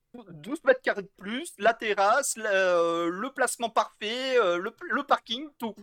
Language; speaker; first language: French; native; French